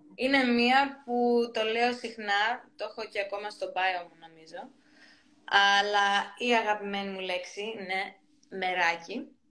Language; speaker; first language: Greek; early bilingual, heritage; Greek